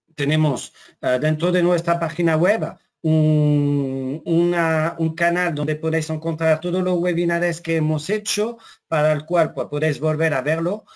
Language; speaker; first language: Spanish; non-native, fluent; French